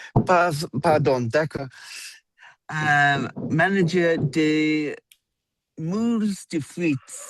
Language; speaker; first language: French; non-native, learner; English